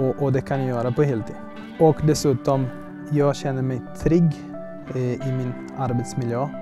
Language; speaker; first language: Swedish; non-native, fluent; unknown